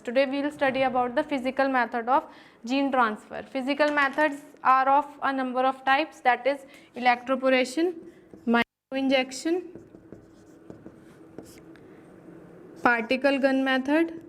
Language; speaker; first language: English; non-native, local second language; Hindi